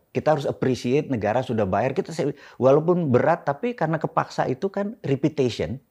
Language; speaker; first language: Indonesian; non-native, local second language; Javanese